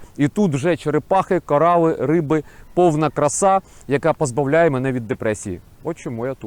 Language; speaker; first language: Ukrainian; native; Ukrainian